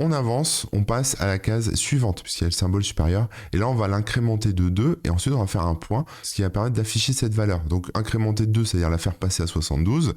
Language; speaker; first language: French; native; French